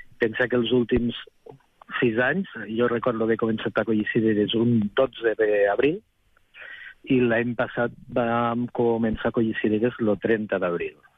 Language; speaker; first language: Catalan; native; Catalan